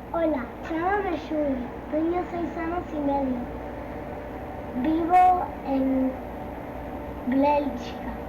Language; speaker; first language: Galician; early bilingual, heritage; Galician